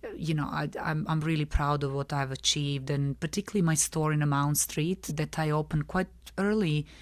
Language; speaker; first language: English; non-native, fluent; Serbian